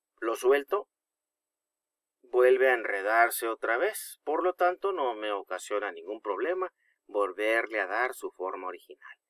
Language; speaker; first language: Spanish; native; Spanish